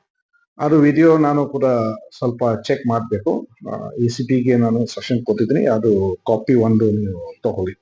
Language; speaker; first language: Kannada; non-native, fluent; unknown